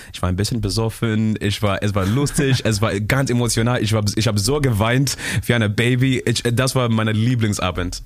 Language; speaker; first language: German; non-native, learner; Shona